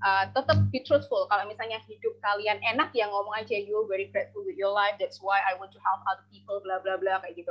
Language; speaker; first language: English; non-native, fluent; Indonesian